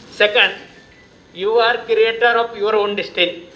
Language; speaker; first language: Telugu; non-native, local second language; Hindi